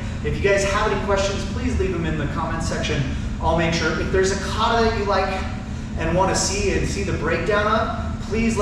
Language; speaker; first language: English; native; English